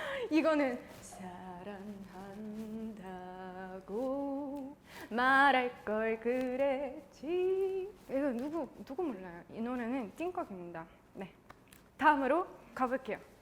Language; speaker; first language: Korean; non-native, fluent; Russian